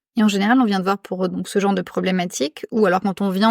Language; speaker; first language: French; native; French